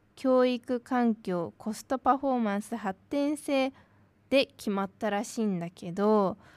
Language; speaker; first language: Japanese; native; Japanese